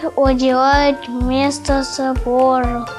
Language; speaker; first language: Russian; non-native, local second language; Ukrainian